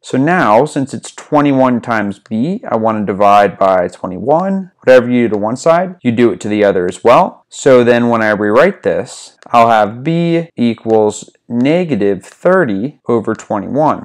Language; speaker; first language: English; native; English